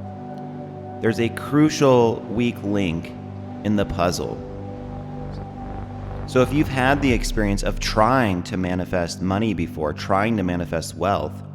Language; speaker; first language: English; native; English